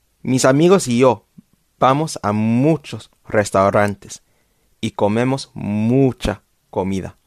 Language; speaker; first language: Spanish; non-native, fluent; English